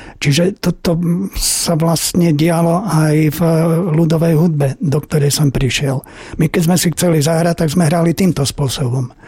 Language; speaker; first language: Slovak; native; Slovak